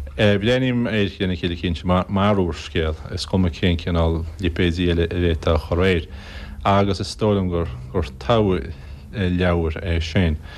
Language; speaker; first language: Irish; native; Irish